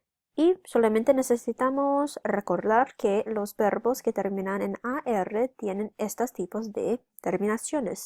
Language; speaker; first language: Spanish; non-native, fluent; English